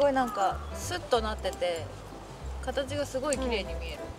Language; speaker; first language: Japanese; native; Japanese